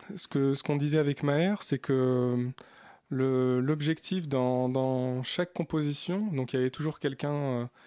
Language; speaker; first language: French; early bilingual, other home language; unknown